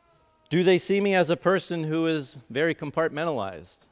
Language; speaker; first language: English; native; English